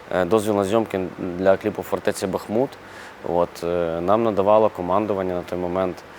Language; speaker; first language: Ukrainian; non-native, local second language; Russian